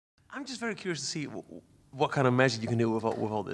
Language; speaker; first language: English; non-native, fluent; Dutch